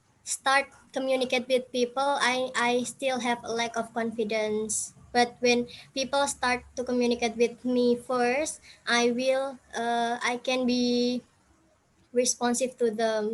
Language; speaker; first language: English; non-native, fluent; Indonesian